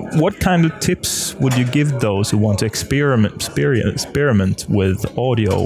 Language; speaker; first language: English; non-native, fluent; Swedish